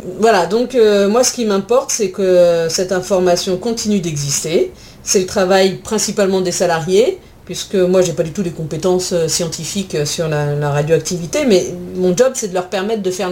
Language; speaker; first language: French; native; French